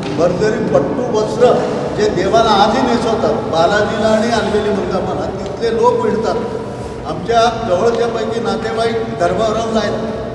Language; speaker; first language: Marathi; non-native, local second language; Telugu